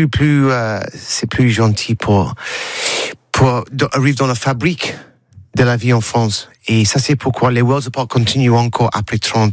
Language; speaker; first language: French; non-native, learner; English